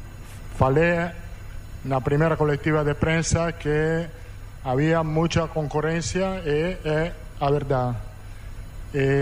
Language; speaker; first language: Portuguese; non-native, fluent; Italian